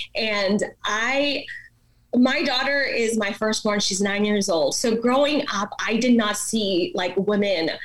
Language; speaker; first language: English; non-native, local second language; Malayalam